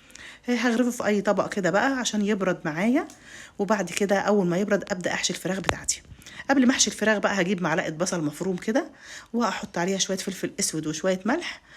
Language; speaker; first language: Arabic; native; Arabic